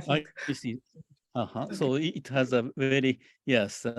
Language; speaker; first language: English; non-native, fluent; Japanese